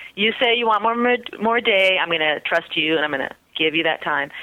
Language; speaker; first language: English; early bilingual, other home language; Spanish